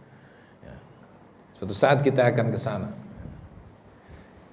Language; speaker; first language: Indonesian; native; Indonesian